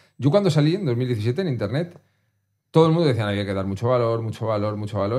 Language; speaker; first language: Spanish; native; Spanish